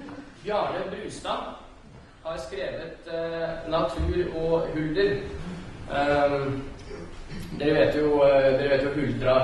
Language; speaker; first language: Norwegian; early bilingual, other home language; Russian